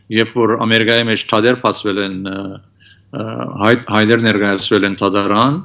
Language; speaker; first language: Armenian; early bilingual, heritage; Armenian